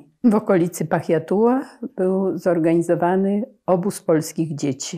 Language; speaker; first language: Polish; native; Polish